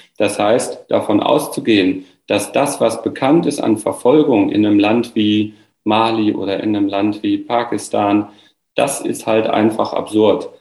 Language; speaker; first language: German; native; German